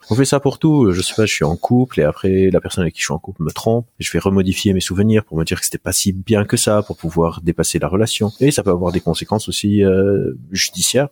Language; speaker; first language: French; non-native, local second language; Arabic